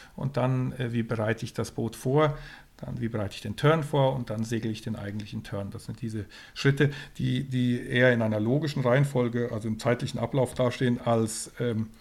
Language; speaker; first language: German; non-native, fluent; Swedish